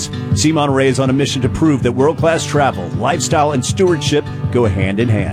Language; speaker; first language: English; native; English